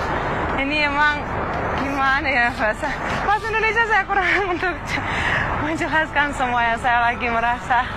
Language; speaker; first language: Indonesian; non-native, fluent; Russian